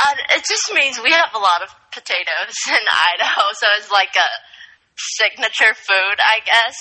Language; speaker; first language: English; non-native, fluent; Chinese